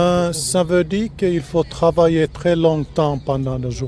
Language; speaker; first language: French; non-native, fluent; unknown